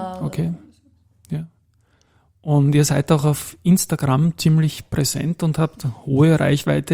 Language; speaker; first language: German; native; German